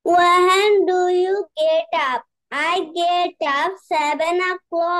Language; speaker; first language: English; non-native, learner; Bangla